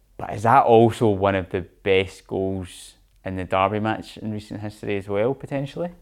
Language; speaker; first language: English; native; English